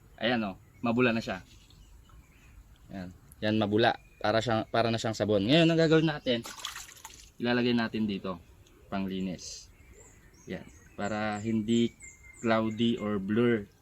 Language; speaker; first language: Filipino; non-native, local second language; Iloko